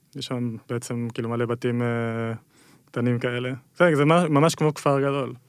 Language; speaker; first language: Hebrew; early bilingual, other home language; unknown